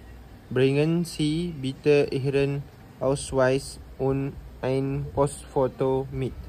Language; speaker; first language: German; non-native, learner; Malay